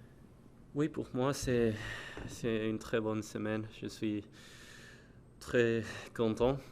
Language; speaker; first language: French; non-native, learner; English